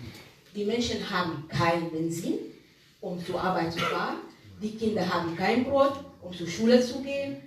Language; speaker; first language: German; non-native, fluent; Arabic